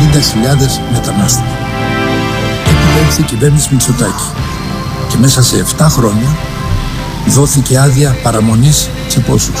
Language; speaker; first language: Greek; native; Greek